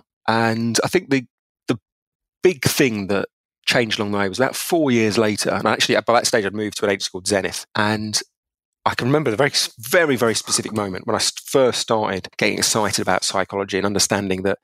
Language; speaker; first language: English; native; English